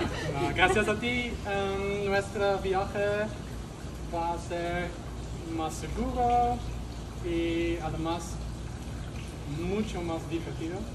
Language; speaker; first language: Spanish; non-native, learner; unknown